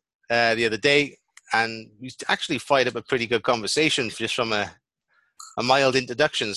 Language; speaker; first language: English; native; English